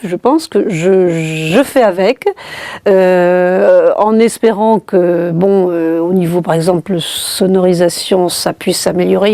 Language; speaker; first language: French; native; French